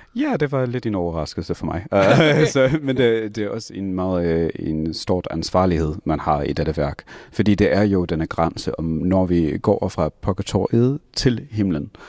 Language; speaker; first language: Danish; non-native, fluent; English